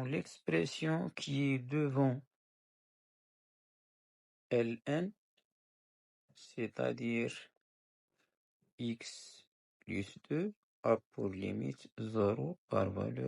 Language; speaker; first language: French; non-native, local second language; Arabic